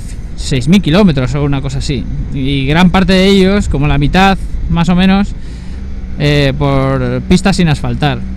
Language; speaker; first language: Spanish; native; Spanish